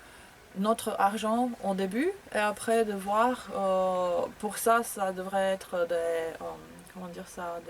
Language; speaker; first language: French; non-native, fluent; Croatian